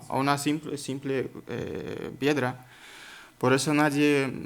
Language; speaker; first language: Spanish; non-native, learner; Kazakh